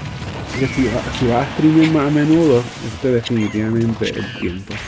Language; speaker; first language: Spanish; native; Spanish